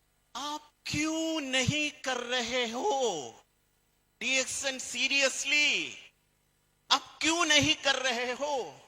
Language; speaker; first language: Hindi; non-native, fluent; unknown